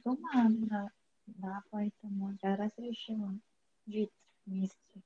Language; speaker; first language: Russian; non-native, learner; Korean